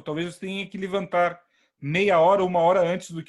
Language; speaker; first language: Portuguese; native; Portuguese